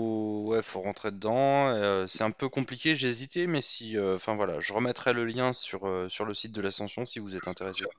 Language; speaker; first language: French; native; French